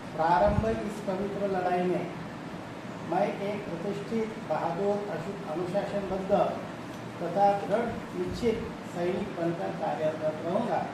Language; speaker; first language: Hindi; non-native, local second language; Marathi